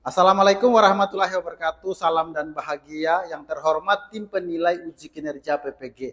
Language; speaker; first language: Indonesian; native; Indonesian